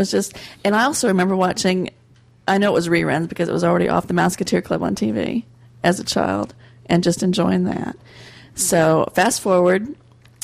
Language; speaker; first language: English; native; English